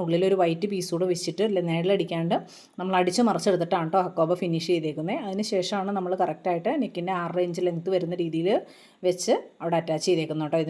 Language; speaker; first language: Malayalam; native; Malayalam